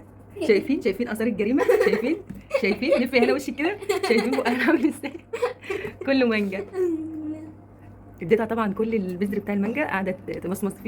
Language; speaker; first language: Arabic; native; Arabic